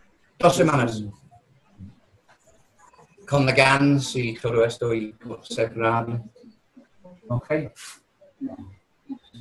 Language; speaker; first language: Spanish; non-native, learner; English